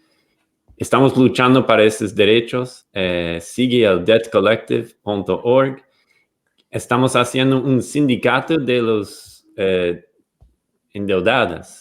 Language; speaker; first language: Spanish; non-native, fluent; English